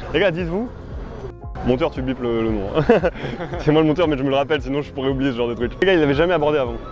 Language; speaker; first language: French; native; French